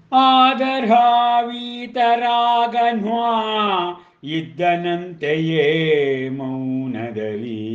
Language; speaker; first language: Kannada; native; Kannada